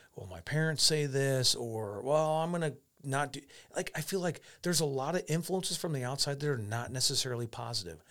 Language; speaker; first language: English; native; English